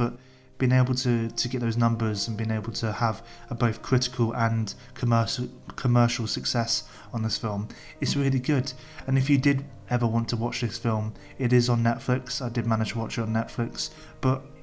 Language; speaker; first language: English; native; English